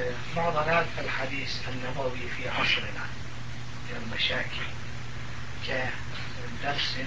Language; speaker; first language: Arabic; non-native, fluent; Turkish